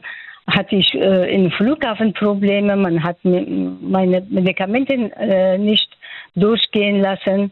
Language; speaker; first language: German; non-native, fluent; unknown